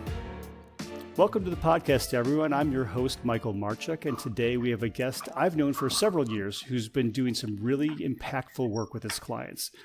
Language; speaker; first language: English; native; English